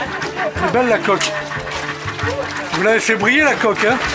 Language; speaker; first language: French; native; French